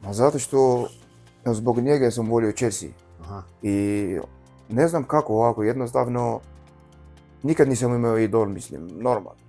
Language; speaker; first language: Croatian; non-native, learner; Arabic